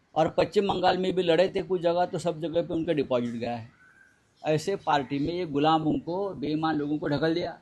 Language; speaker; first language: Hindi; non-native, local second language; Marathi